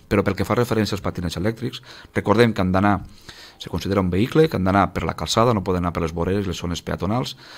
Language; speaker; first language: Catalan; native; Catalan